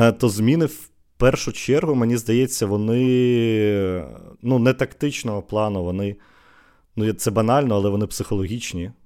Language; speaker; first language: Ukrainian; native; Ukrainian